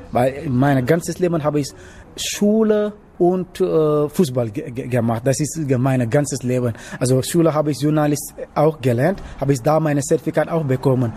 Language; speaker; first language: German; non-native, learner; Wolof